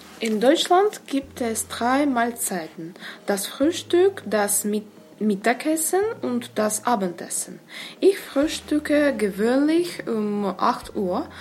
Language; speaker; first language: German; non-native, learner; Russian